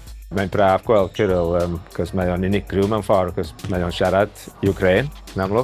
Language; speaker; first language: Welsh; native; Welsh